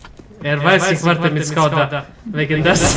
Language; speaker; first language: German; non-native, learner; Serbian